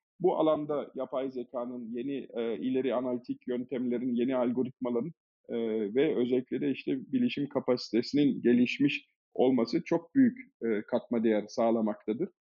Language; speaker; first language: Turkish; early bilingual, heritage; Turkish